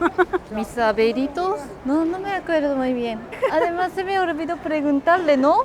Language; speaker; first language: Spanish; non-native, fluent; Japanese